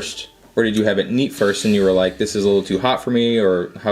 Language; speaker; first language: English; native; English